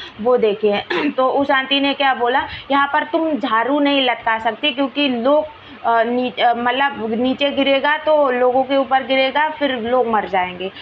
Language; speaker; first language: Hindi; non-native, local second language; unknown